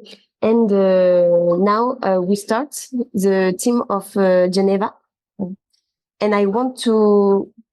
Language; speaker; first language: English; non-native, learner; French